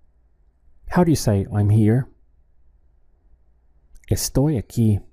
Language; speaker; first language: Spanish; non-native, fluent; English